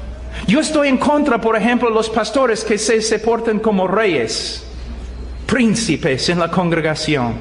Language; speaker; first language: Spanish; non-native, fluent; English